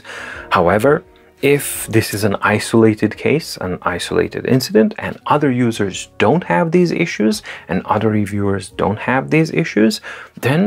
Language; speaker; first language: English; non-native, fluent; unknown